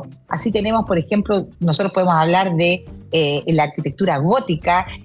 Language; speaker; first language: Spanish; native; Spanish